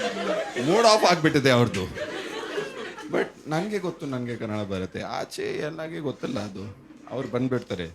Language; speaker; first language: Kannada; non-native, learner; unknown